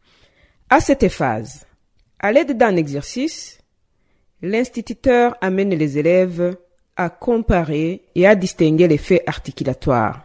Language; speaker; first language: French; non-native, local second language; Rundi